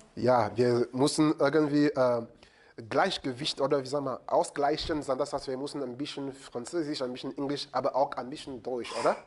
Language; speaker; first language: German; non-native, fluent; French